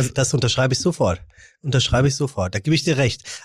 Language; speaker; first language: German; native; German